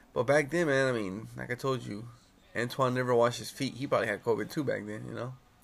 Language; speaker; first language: English; early bilingual, other home language; Spanish